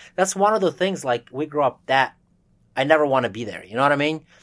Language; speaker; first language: English; early bilingual, other home language; Russian